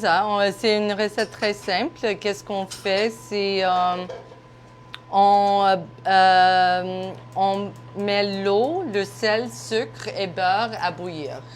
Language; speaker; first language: French; non-native, local second language; English